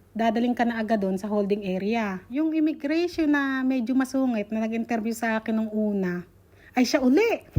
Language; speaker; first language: Filipino; native; Filipino